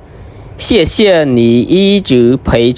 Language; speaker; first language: Chinese; non-native, fluent; Khmer